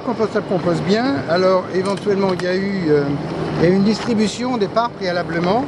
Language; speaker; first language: French; native; French